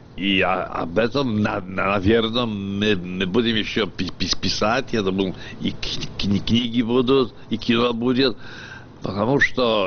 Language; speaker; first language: Russian; non-native, fluent; Polish